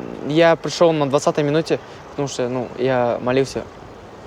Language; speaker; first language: Russian; native; Russian